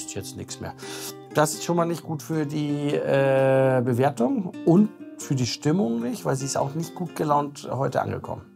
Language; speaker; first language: German; native; German